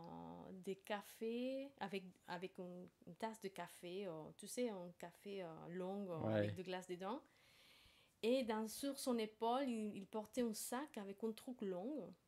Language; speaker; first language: French; non-native, fluent; Spanish